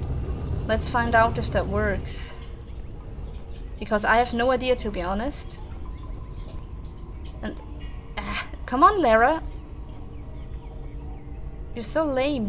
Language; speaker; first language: English; non-native, fluent; German